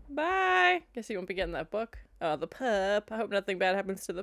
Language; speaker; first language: English; native; English